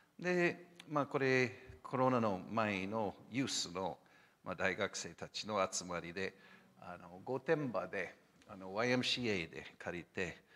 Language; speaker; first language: Japanese; non-native, fluent; English